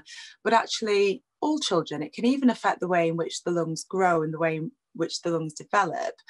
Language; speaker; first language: English; native; English